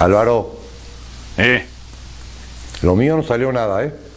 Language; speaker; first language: Spanish; native; Spanish